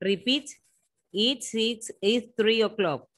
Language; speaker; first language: English; non-native, fluent; Spanish